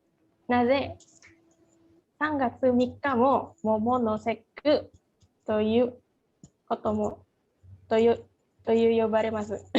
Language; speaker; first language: Japanese; non-native, fluent; Indonesian